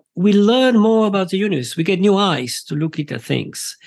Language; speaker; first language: English; non-native, fluent; Italian